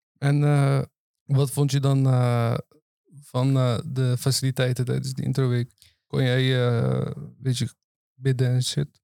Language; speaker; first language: Dutch; early bilingual, other home language; Turkish